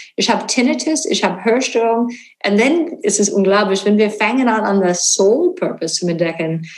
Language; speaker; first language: German; non-native, learner; English